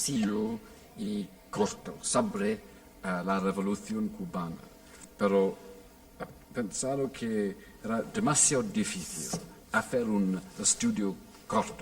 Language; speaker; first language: Spanish; non-native, fluent; English